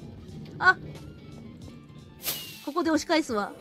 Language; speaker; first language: Japanese; native; Japanese